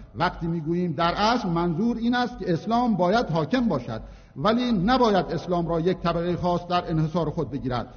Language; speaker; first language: Persian; non-native, local second language; Azerbaijani